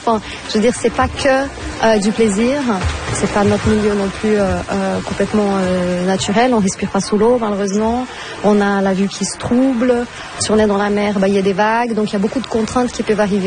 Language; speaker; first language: French; non-native, fluent; Portuguese